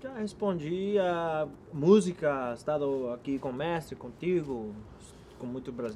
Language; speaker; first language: Portuguese; non-native, learner; Spanish